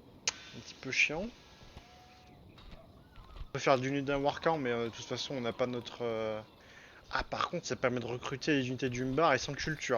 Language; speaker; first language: French; native; French